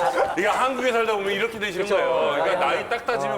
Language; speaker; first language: Korean; native; Korean